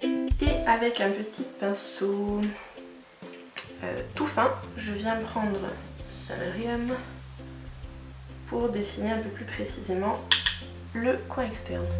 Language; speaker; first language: French; native; French